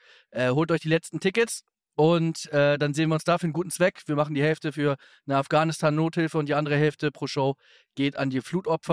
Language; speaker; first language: German; native; German